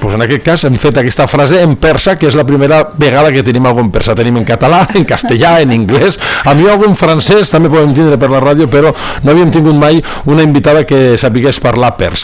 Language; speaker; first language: Catalan; native; Catalan